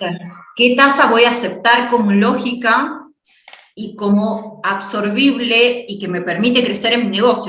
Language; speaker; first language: Spanish; native; Spanish